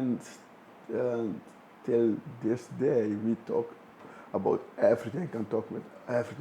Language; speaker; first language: English; non-native, fluent; Dutch